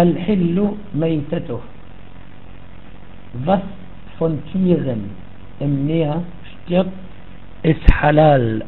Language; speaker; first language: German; non-native, fluent; Arabic